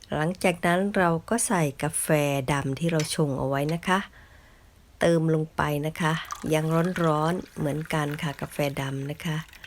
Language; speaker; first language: Thai; native; Thai